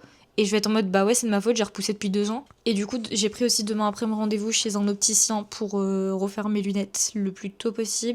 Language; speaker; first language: French; native; French